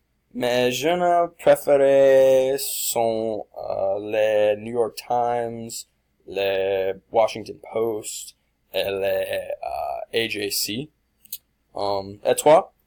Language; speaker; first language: French; non-native, learner; English